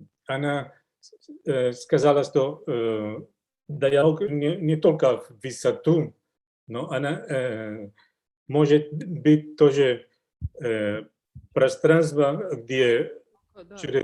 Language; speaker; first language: Russian; non-native, learner; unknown